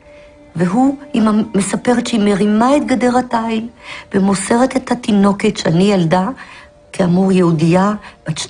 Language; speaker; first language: Hebrew; early bilingual, other home language; Polish